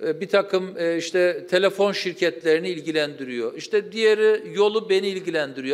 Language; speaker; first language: Turkish; native; Turkish